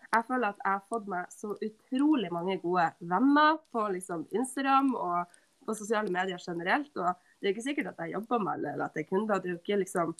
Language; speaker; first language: Norwegian; native; Norwegian